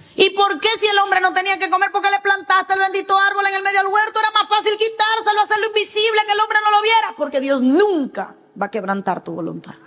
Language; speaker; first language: Spanish; native; Spanish